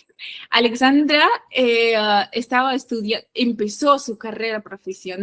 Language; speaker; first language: Spanish; non-native, fluent; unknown